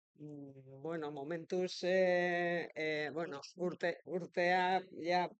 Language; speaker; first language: Basque; non-native, local second language; Spanish